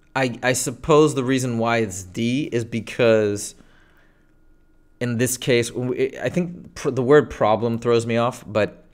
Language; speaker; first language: English; native; English